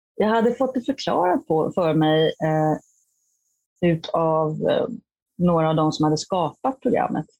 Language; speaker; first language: Swedish; native; Swedish